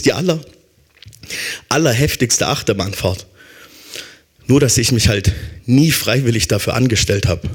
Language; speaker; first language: German; native; German